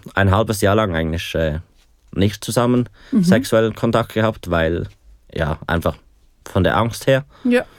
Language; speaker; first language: German; native; German